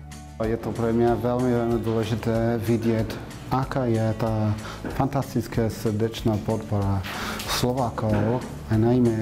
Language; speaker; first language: Slovak; non-native, fluent; English